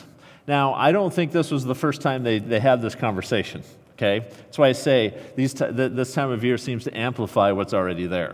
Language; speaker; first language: English; native; English